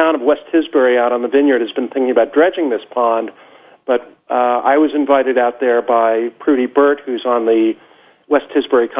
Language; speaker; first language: English; native; English